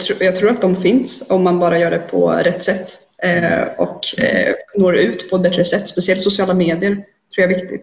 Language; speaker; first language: Swedish; native; Swedish